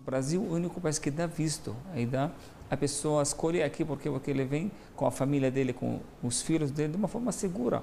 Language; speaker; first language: Portuguese; non-native, fluent; Arabic